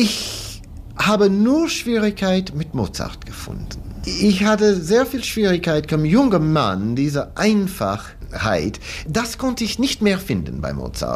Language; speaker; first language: German; non-native, fluent; English